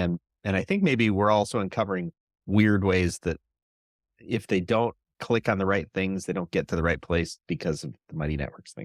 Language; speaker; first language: English; native; English